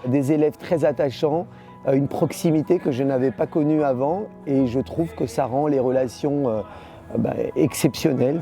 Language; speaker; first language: French; early bilingual, other home language; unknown